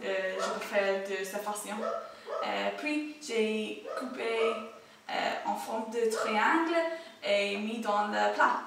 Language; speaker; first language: French; non-native, learner; English